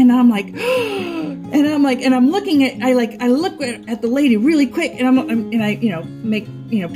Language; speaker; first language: English; non-native, fluent; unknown